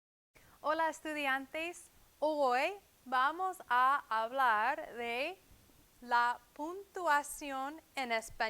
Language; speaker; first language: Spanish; non-native, fluent; English